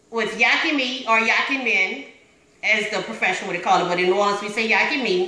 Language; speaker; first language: English; native; English